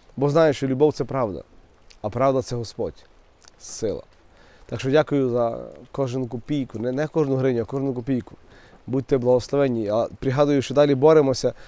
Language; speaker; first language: Ukrainian; native; Ukrainian